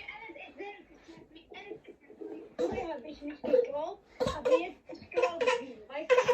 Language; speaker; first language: German; non-native, learner; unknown